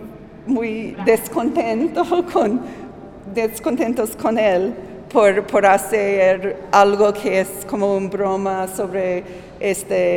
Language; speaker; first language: Spanish; non-native, fluent; English